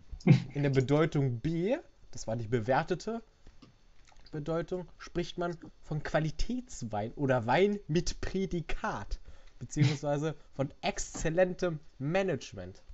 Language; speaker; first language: German; native; German